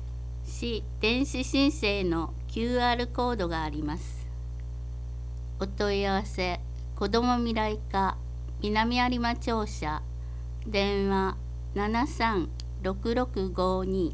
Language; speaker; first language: Japanese; native; Japanese